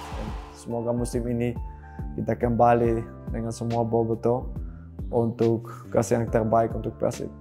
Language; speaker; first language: Indonesian; non-native, learner; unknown